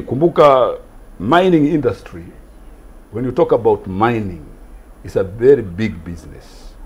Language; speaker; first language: English; non-native, local second language; Swahili